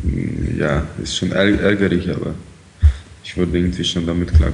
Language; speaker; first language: German; early bilingual, other home language; Ukrainian